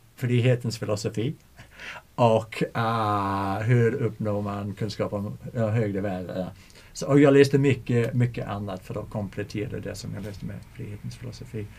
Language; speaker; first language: Swedish; non-native, fluent; English